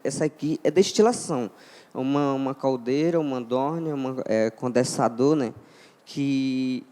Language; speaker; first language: Portuguese; non-native, local second language; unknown